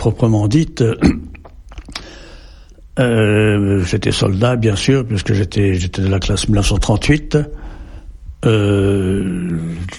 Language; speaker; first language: French; native; French